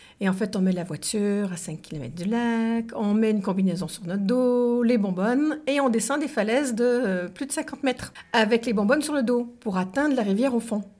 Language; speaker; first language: French; native; French